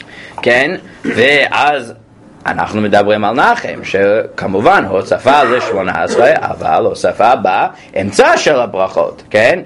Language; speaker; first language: Hebrew; non-native, fluent; English